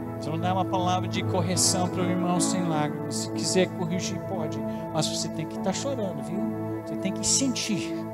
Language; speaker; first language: Portuguese; non-native, fluent; English